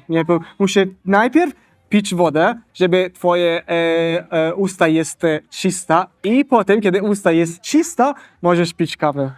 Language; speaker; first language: Polish; non-native, learner; Italian